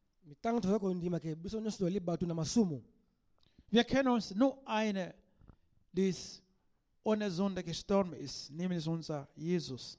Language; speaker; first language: German; non-native, learner; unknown